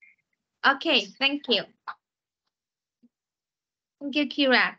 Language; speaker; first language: English; non-native, fluent; Vietnamese